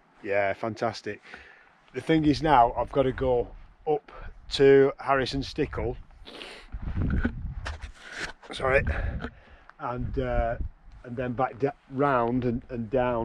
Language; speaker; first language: English; native; English